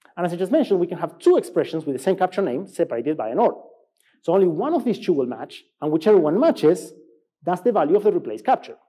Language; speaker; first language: English; non-native, fluent; Spanish